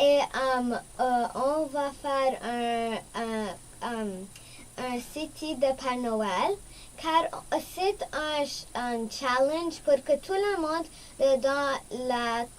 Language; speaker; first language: French; non-native, local second language; English